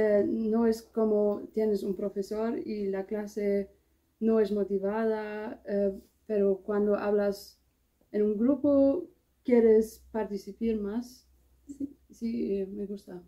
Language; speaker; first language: Spanish; non-native, learner; German